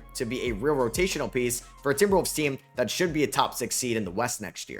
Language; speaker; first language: English; native; English